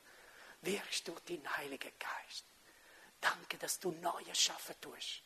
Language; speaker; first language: German; non-native, local second language; French